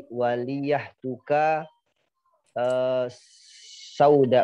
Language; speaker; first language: Arabic; non-native, learner; Indonesian